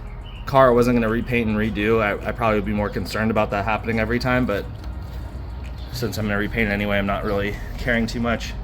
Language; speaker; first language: English; native; English